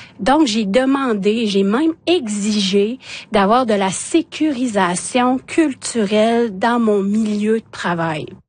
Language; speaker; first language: French; non-native, local second language; Innu-aimun